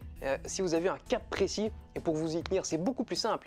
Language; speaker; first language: French; native; French